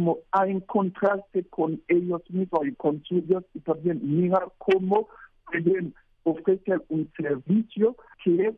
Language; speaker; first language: Spanish; non-native, fluent; Haitian Creole